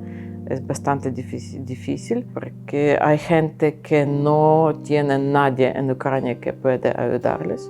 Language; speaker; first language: Spanish; non-native, learner; Ukrainian